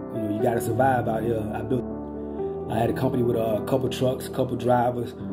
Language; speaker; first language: English; native; English